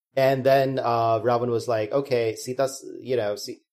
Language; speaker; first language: English; non-native, local second language; Hindi